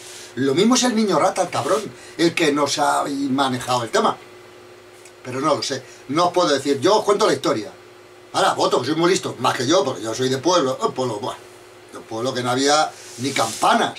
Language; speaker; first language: Spanish; native; Spanish